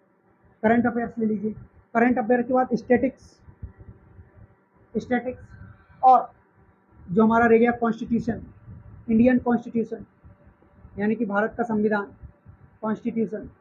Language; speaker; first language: Hindi; native; Hindi